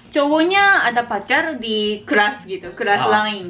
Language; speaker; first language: Indonesian; non-native, learner; Japanese